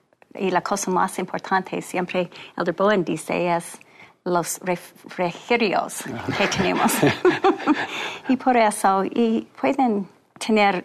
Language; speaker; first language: Spanish; non-native, fluent; English